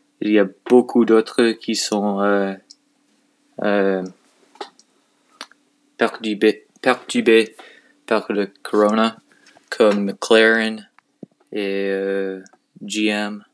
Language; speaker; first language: French; non-native, learner; English